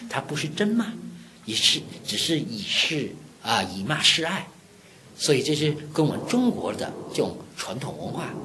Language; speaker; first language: Chinese; native; Chinese